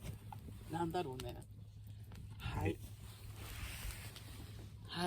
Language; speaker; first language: Japanese; native; Japanese